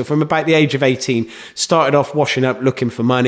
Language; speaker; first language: English; native; English